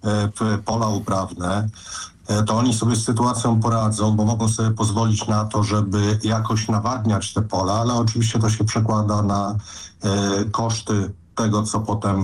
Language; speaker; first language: Polish; native; Polish